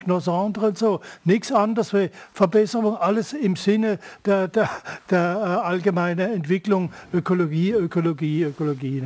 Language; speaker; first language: German; native; German